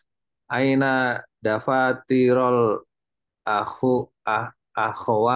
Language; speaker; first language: Arabic; non-native, learner; Indonesian